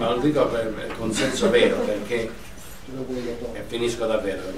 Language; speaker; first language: Italian; native; Italian